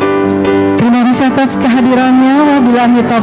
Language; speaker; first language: Indonesian; native; Indonesian